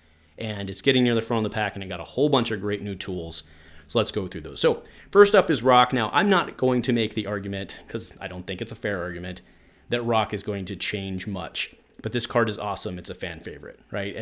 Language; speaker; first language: English; native; English